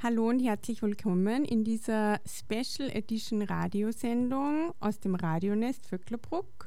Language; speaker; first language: German; native; German